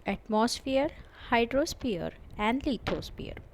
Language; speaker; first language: English; non-native, local second language; Marathi